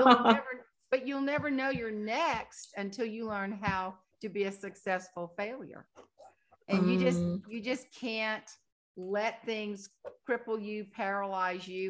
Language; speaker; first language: English; native; English